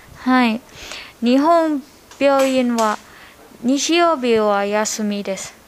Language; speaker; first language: Japanese; non-native, learner; Thai